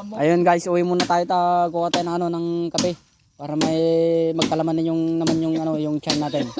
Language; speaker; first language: Filipino; non-native, local second language; Iloko